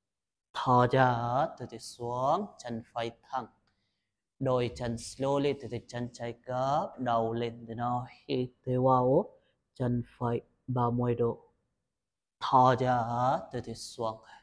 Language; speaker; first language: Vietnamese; non-native, learner; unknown